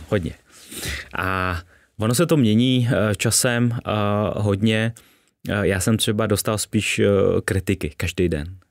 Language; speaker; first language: Czech; early bilingual, other home language; Vietnamese